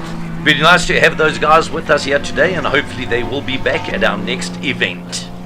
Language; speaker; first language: English; native; English